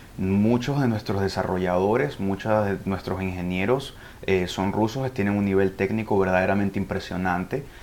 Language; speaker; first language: Spanish; early bilingual, heritage; Spanish